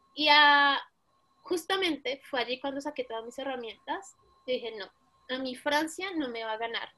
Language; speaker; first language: Spanish; native; Spanish